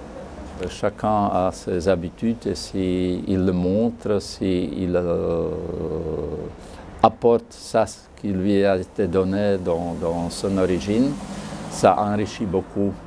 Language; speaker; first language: French; non-native, fluent; Slovak